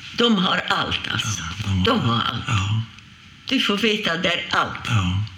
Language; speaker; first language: Swedish; non-native, fluent; Hungarian